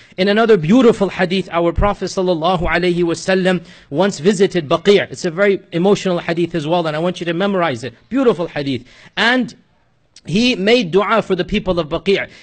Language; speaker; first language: English; native; English